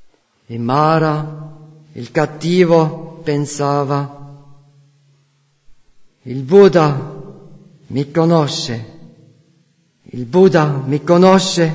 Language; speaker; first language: Italian; non-native, fluent; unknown